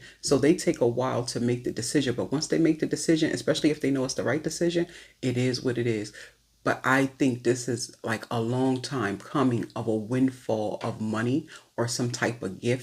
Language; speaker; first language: English; native; English